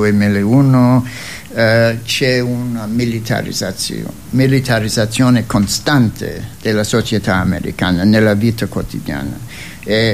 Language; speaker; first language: Italian; non-native, fluent; English